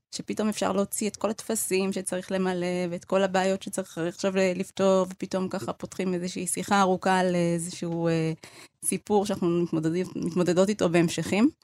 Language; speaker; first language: Hebrew; early bilingual, other home language; Amharic